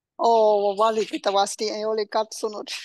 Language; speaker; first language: Finnish; non-native, learner; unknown